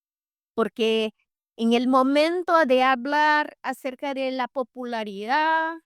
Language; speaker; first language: Spanish; non-native, fluent; Portuguese